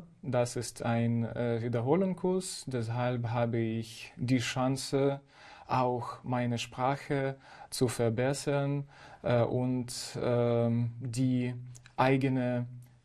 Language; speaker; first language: German; non-native, fluent; Ukrainian